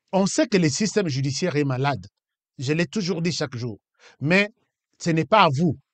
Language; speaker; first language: French; non-native, local second language; Lingala